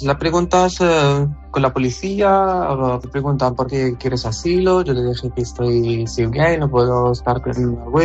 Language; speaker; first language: Spanish; non-native, learner; Arabic